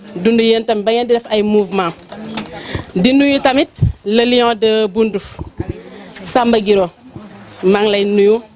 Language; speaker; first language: Wolof; non-native, local second language; Fula